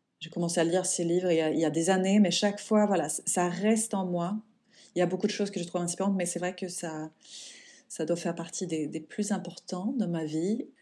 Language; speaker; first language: French; non-native, fluent; Swedish